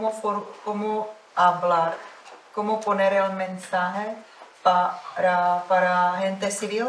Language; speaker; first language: Spanish; non-native, fluent; Czech